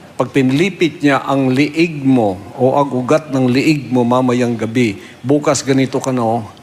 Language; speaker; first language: Filipino; non-native, local second language; Cebuano